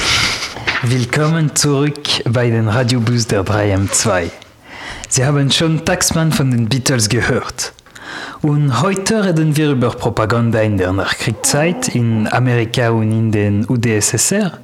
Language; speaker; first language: German; non-native, learner; French